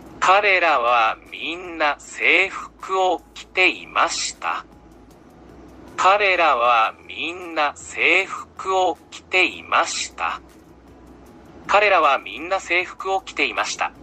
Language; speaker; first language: Japanese; non-native, learner; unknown